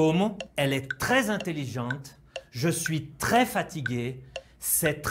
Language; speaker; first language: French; non-native, fluent; Portuguese